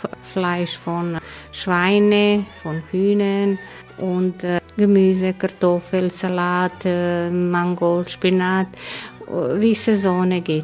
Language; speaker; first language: German; non-native, learner; Croatian